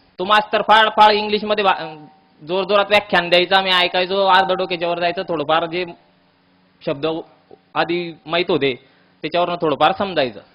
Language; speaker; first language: Marathi; native; Marathi